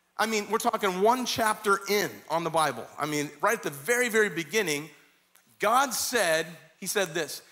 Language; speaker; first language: English; native; English